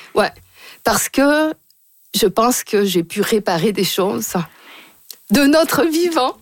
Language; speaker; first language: French; native; French